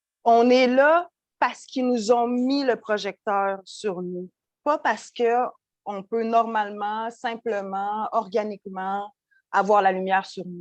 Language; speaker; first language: French; native; French